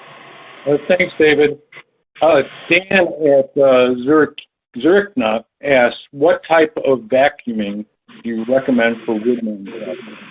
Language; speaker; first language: English; native; English